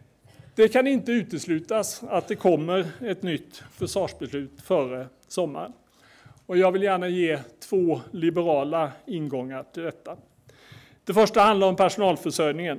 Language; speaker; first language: Swedish; native; Swedish